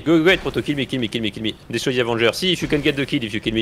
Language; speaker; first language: English; non-native, fluent; French